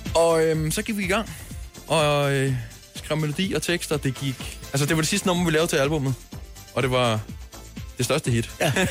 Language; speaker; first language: Danish; native; Danish